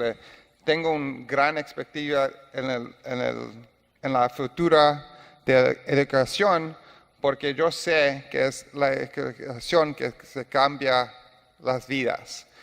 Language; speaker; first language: Spanish; non-native, learner; English